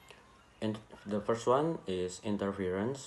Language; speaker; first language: English; non-native, learner; Indonesian